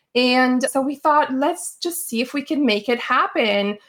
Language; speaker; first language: English; non-native, fluent; Bulgarian